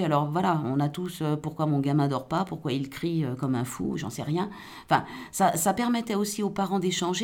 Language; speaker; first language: French; native; French